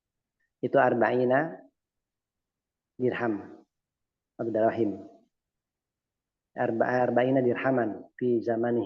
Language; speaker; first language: Arabic; non-native, fluent; Indonesian